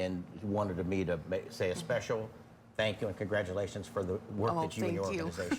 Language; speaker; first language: English; native; English